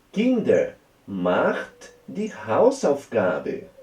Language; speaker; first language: German; non-native, fluent; Portuguese